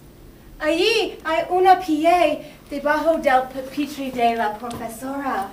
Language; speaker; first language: Spanish; non-native, learner; English